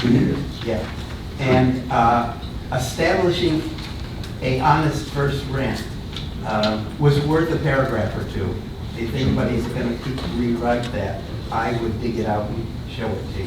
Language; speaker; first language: English; native; English